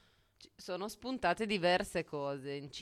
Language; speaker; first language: Italian; native; Italian